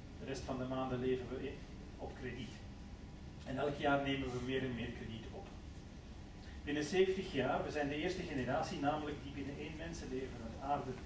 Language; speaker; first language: Dutch; native; Dutch